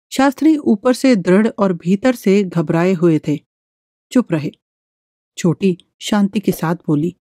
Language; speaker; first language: Hindi; native; Hindi